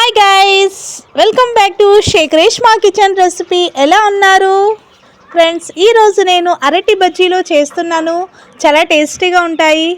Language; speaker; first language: Telugu; non-native, local second language; Urdu